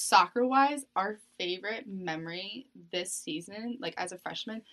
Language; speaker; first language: English; native; English